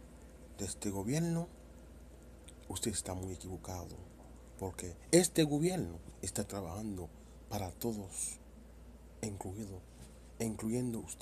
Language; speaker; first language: Spanish; non-native, fluent; Haitian Creole